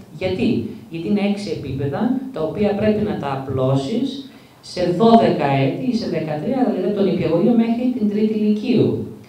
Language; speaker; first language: Greek; early bilingual, heritage; Greek